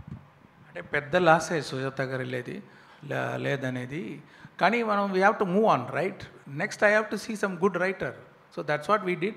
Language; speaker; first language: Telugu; non-native, local second language; Tamil